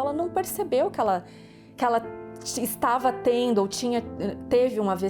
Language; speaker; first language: Portuguese; native; Portuguese